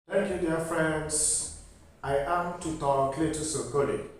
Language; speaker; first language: English; non-native, local second language; Igbo